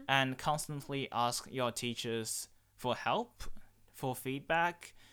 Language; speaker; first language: English; non-native, fluent; Chinese